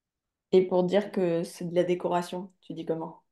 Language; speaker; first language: French; native; French